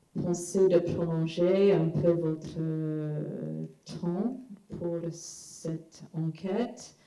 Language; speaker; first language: French; non-native, fluent; English